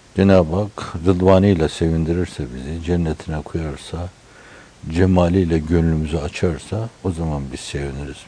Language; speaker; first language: Turkish; native; Turkish